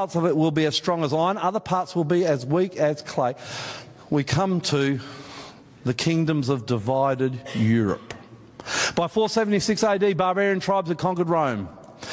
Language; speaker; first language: English; native; English